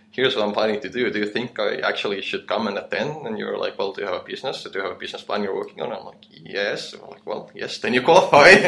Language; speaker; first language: English; non-native, fluent; Estonian